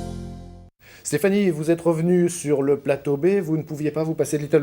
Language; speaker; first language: French; native; French